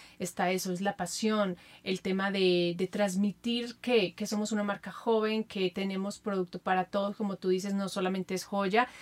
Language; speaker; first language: Spanish; native; Spanish